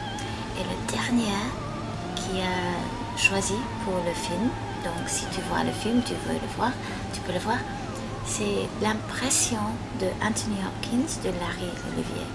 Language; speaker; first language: French; non-native, fluent; English